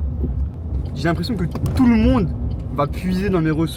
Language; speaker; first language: French; native; French